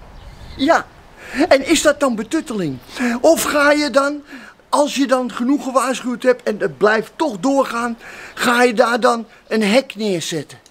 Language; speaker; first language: Dutch; native; Dutch